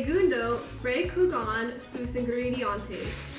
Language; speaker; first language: Spanish; non-native, learner; English